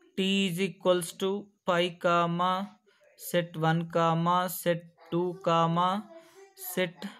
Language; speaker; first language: English; non-native, local second language; Telugu